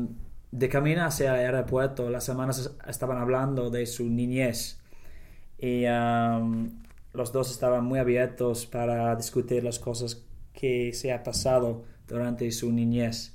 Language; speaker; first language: Spanish; non-native, learner; English